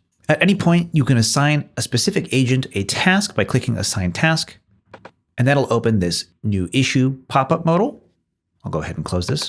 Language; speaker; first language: English; native; English